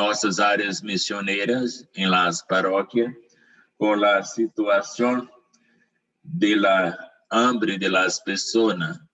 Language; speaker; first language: Portuguese; non-native, learner; Spanish